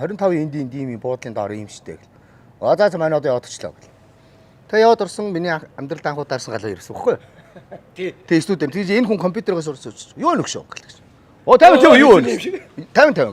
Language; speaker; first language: Mongolian; native; Mongolian